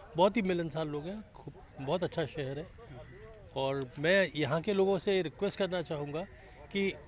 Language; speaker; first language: Hindi; native; Hindi